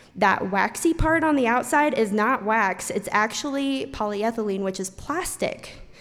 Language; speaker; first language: English; native; English